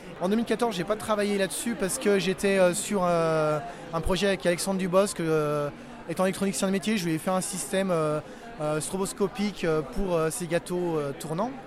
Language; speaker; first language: French; native; French